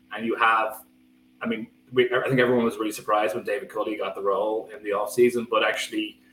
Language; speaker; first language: English; native; English